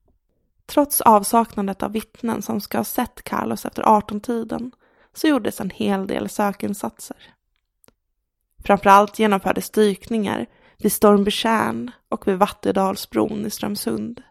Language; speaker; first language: Swedish; native; Swedish